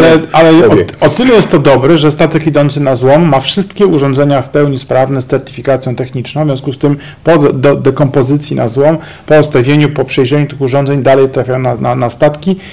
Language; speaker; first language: Polish; native; Polish